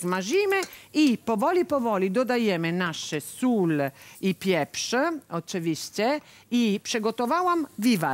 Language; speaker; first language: Polish; non-native, learner; Italian